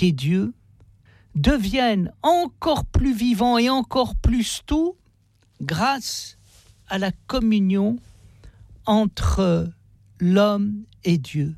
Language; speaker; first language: French; native; French